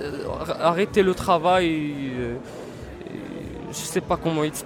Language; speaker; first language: French; non-native, learner; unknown